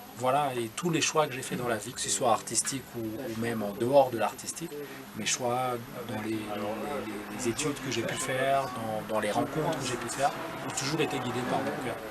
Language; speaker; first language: French; non-native, local second language; Duala